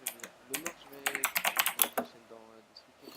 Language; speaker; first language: French; native; French